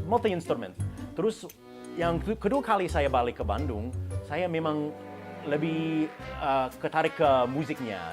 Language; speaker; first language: Indonesian; non-native, fluent; English